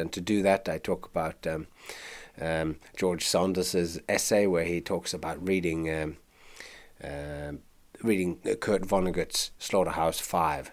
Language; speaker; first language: English; non-native, fluent; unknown